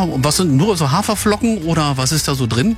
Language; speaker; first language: German; native; German